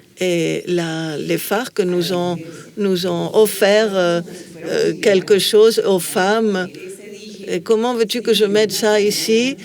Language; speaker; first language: French; non-native, fluent; Spanish